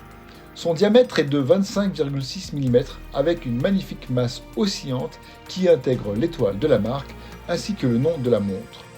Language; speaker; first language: French; native; French